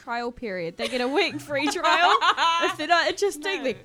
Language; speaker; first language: English; native; English